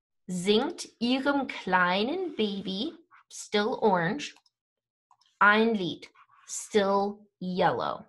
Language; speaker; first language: German; non-native, fluent; English